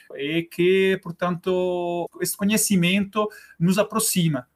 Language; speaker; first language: Portuguese; non-native, fluent; Italian